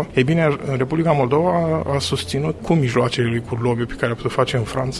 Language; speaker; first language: Romanian; native; Romanian